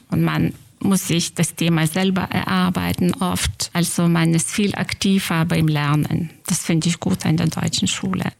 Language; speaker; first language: German; non-native, fluent; Lithuanian